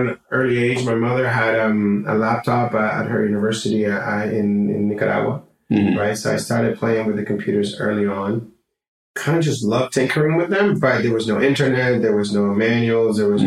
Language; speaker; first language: English; non-native, fluent; Spanish